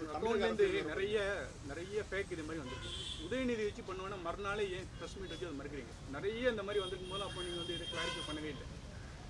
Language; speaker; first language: Tamil; native; Tamil